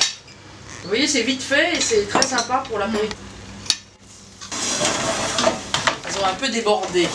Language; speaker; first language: French; native; French